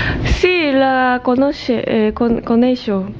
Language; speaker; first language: Spanish; non-native, learner; Japanese